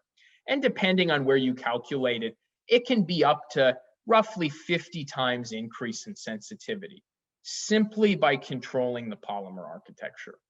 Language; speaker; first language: English; native; English